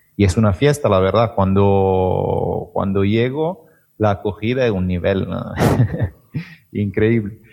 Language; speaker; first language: Spanish; non-native, fluent; Italian